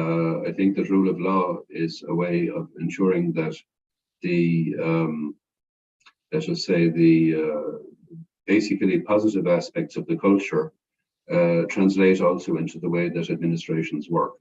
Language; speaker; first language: English; non-native, fluent; Irish